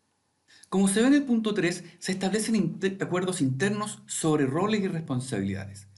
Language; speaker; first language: Spanish; native; Spanish